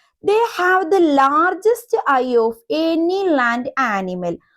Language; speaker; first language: English; non-native, local second language; Malayalam